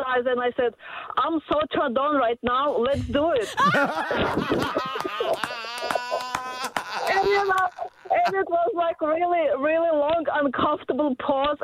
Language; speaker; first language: English; non-native, fluent; Ukrainian